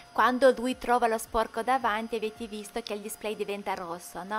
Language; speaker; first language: Italian; non-native, fluent; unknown